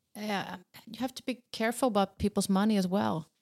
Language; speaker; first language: English; non-native, fluent; Swedish